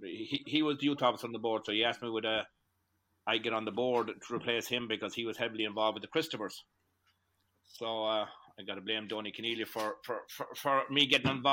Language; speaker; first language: English; native; English